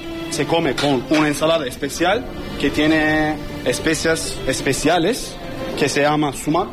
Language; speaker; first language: Spanish; non-native, learner; Turkish